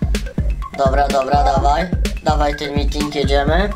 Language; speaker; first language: Polish; native; Polish